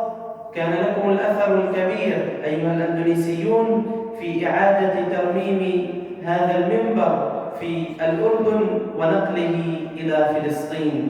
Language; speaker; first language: Arabic; native; Arabic